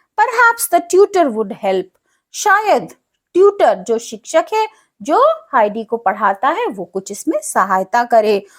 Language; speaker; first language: Hindi; native; Hindi